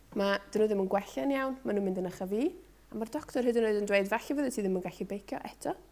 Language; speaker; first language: Welsh; native; Welsh